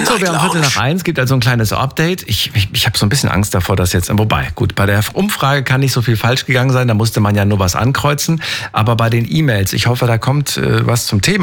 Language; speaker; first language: German; native; German